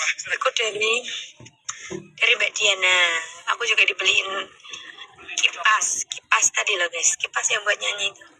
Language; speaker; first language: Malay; non-native, local second language; Javanese